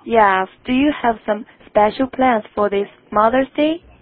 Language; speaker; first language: English; non-native, fluent; Chinese